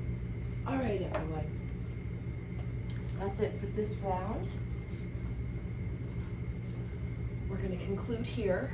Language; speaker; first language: English; native; English